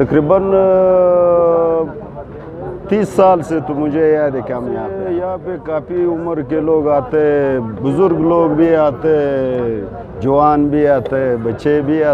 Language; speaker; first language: Hindi; non-native, local second language; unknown